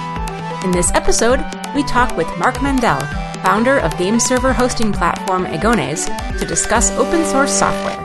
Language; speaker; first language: English; native; English